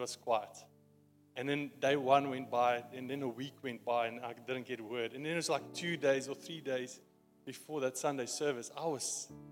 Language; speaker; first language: English; non-native, local second language; Afrikaans